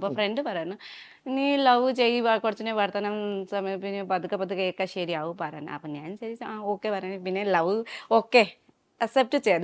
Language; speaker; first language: Malayalam; non-native, learner; Nepali